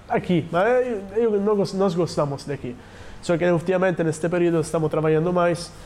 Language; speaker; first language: Portuguese; non-native, learner; Italian